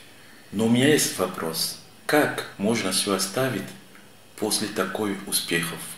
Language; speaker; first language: Russian; non-native, fluent; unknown